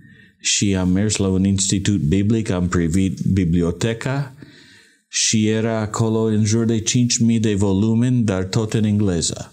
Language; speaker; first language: Romanian; non-native, learner; English